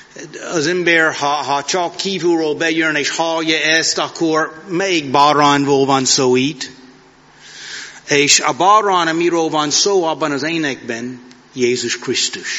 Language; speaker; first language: Hungarian; non-native, fluent; English